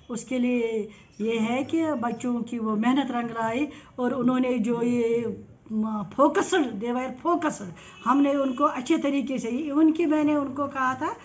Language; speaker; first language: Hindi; non-native, local second language; Kashmiri